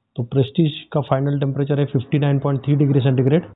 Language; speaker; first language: Hindi; non-native, local second language; Marathi